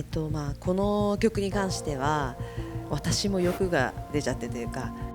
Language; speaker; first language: Japanese; native; Japanese